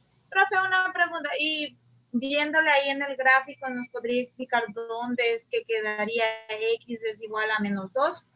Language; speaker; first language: Spanish; native; Spanish